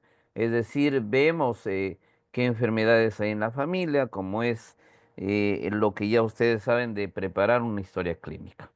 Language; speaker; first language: Spanish; native; Spanish